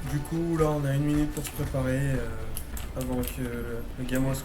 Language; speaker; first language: French; native; French